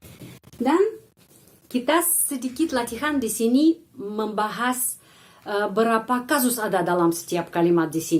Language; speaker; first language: Indonesian; non-native, fluent; Russian